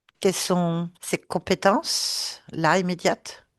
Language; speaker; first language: French; native; French